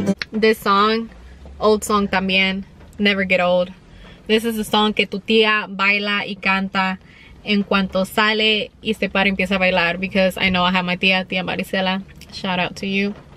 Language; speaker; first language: Spanish; early bilingual, heritage; Spanish